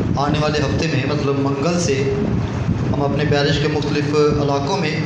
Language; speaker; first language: Urdu; non-native, local second language; Punjabi